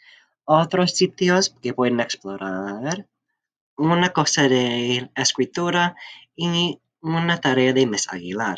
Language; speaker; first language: Spanish; non-native, fluent; English